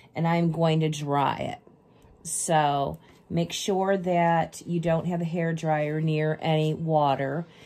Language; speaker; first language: English; native; English